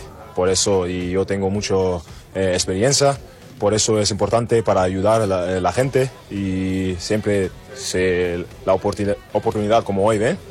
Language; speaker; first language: Spanish; non-native, learner; German